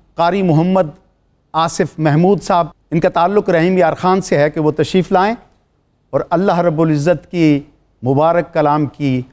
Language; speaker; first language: Urdu; native; Urdu